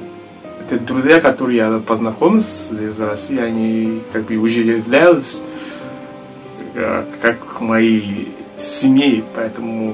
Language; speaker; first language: Russian; non-native, learner; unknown